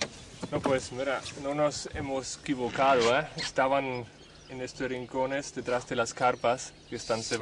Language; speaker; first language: Spanish; non-native, fluent; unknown